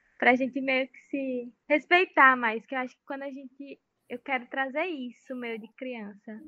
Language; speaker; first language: Portuguese; native; Portuguese